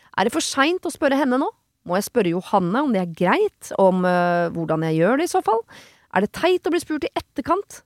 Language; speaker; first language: Norwegian; native; Norwegian